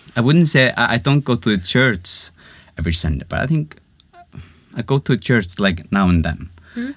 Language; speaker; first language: English; non-native, fluent; Icelandic